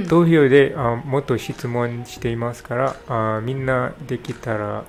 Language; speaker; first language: Japanese; non-native, learner; English